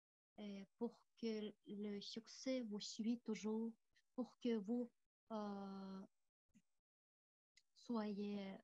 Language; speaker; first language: French; non-native, fluent; Tuvinian